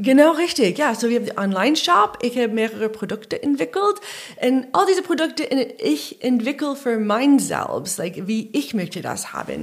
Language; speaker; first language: German; non-native, learner; English